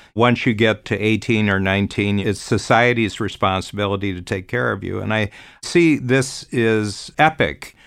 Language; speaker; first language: English; native; English